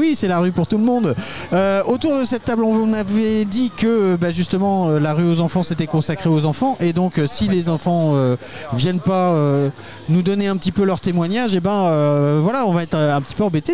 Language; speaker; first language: French; native; French